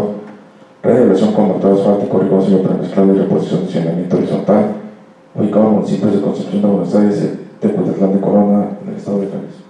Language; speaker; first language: Spanish; native; Spanish